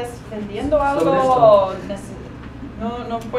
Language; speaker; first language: Spanish; non-native, learner; English